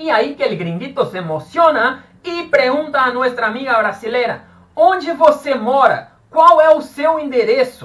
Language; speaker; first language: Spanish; non-native, fluent; Portuguese